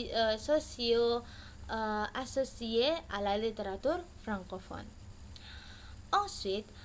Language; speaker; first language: French; non-native, learner; Indonesian